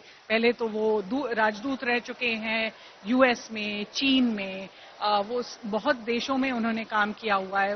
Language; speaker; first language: Hindi; native; Hindi